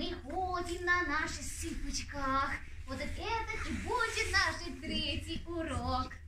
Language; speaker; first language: Russian; non-native, learner; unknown